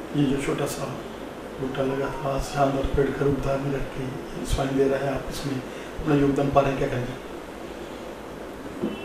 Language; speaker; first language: Hindi; non-native, local second language; Punjabi